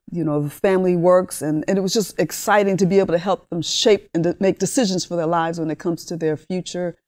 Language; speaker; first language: English; early bilingual, other home language; Spanish